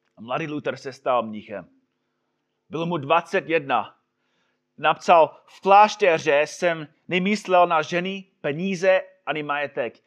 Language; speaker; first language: Czech; non-native, fluent; English